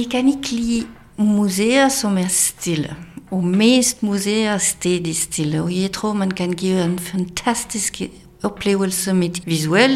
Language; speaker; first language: Danish; non-native, fluent; French